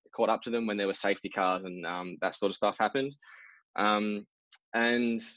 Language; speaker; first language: English; native; English